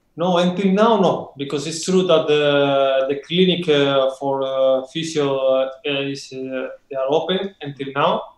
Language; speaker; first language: English; non-native, learner; Spanish